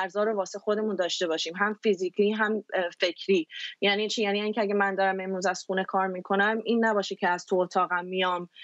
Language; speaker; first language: Persian; early bilingual, heritage; Persian